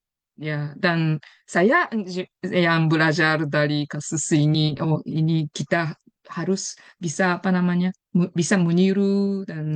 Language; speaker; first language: Indonesian; non-native, fluent; Japanese